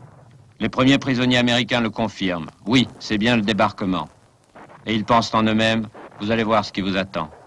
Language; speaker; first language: French; native; French